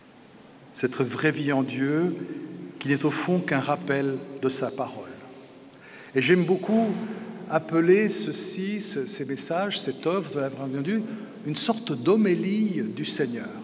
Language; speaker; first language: French; native; French